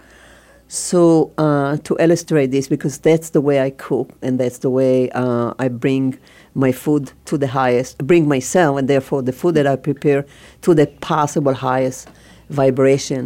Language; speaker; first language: English; non-native, learner; Hebrew